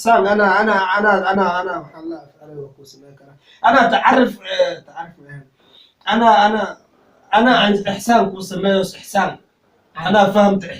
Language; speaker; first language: Arabic; non-native, learner; Somali